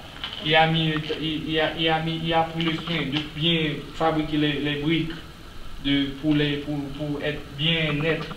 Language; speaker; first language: French; non-native, local second language; Haitian Creole